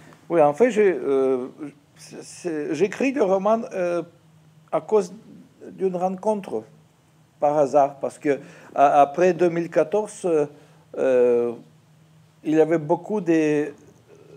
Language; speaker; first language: French; non-native, fluent; Russian